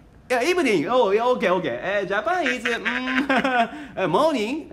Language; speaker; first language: English; non-native, learner; Japanese